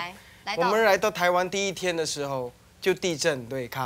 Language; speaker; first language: Chinese; native; Chinese